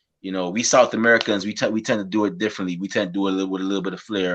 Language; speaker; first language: English; native; English